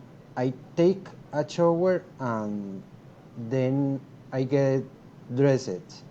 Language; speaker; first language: English; non-native, learner; Spanish